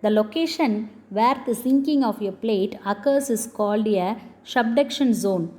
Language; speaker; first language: English; non-native, local second language; Tamil